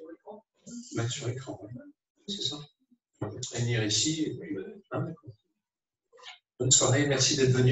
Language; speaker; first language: French; native; French